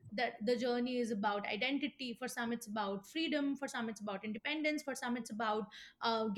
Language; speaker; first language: English; non-native, local second language; Hindi